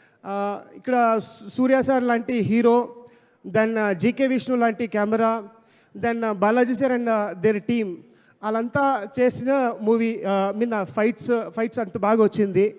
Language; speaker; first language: Telugu; non-native, learner; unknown